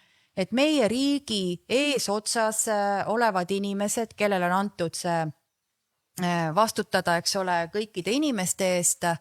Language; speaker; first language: Estonian; native; Estonian